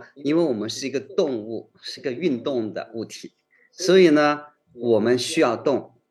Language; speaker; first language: Chinese; early bilingual, other home language; Cantonese